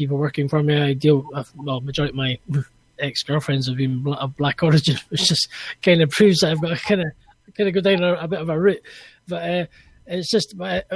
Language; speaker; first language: English; native; English